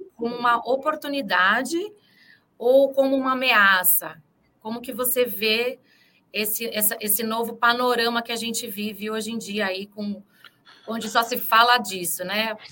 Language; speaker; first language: Portuguese; native; Portuguese